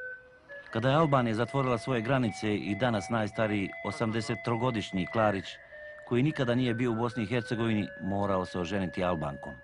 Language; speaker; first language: Bosnian; native; Bosnian